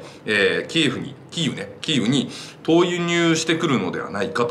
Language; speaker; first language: Japanese; native; Japanese